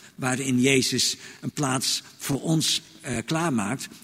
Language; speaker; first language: Dutch; native; Dutch